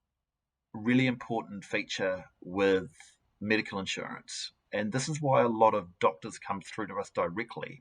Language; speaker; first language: English; native; English